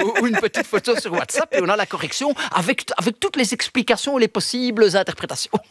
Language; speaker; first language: French; early bilingual, other home language; Italian